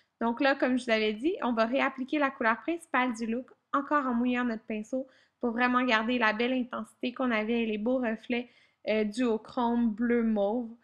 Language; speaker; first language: French; native; French